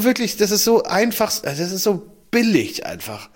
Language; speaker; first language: German; native; German